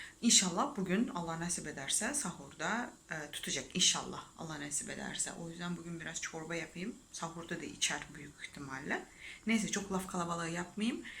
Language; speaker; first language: Turkish; non-native, fluent; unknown